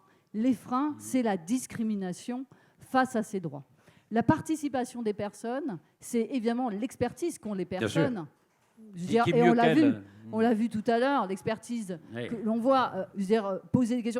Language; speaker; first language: French; native; French